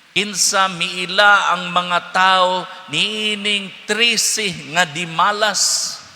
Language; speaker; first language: Cebuano; native; Cebuano